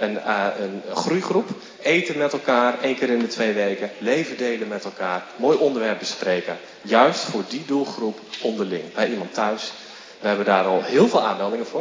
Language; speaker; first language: Dutch; native; Dutch